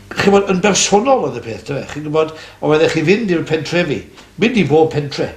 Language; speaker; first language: Welsh; native; Welsh